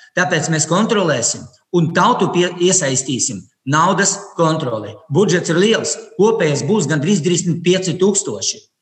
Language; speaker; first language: Latvian; non-native, local second language; Russian